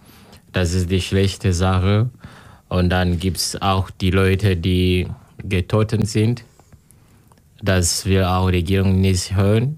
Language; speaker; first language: German; non-native, learner; Kinyarwanda